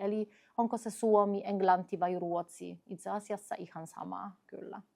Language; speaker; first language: Finnish; non-native, fluent; Polish